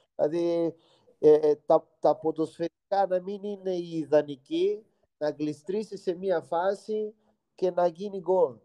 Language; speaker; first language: Greek; non-native, fluent; Portuguese